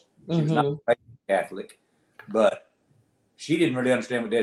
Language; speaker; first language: English; native; English